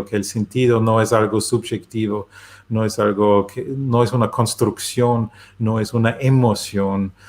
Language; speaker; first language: Spanish; non-native, learner; German